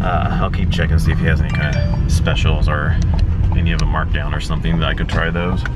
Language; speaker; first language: English; native; English